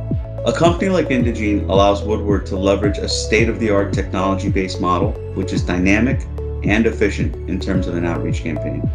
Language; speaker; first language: English; native; English